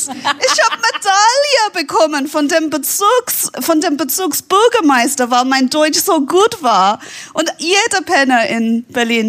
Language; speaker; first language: German; non-native, fluent; English